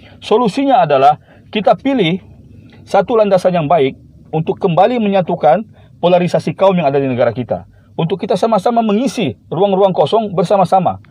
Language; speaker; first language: Malay; native; Malay